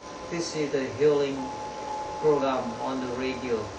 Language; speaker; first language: English; non-native, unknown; Vietnamese